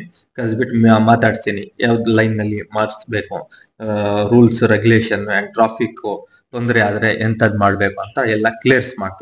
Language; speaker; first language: Kannada; non-native, local second language; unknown